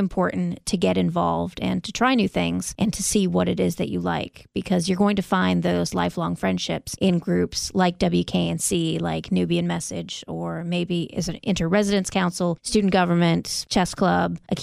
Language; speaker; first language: English; native; English